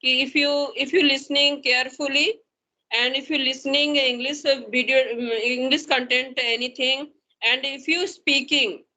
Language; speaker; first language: English; non-native, learner; Hindi